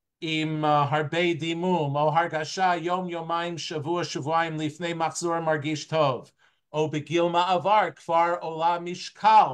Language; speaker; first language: Hebrew; non-native, fluent; English